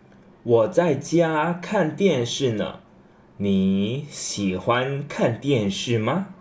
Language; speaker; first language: Chinese; non-native, fluent; English